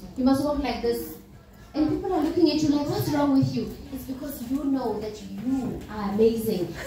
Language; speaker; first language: English; non-native, local second language; Swati